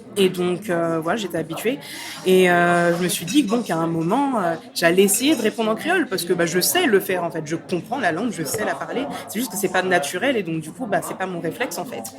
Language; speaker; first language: French; native; French